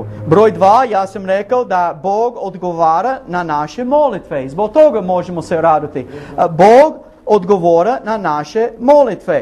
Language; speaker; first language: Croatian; non-native, learner; English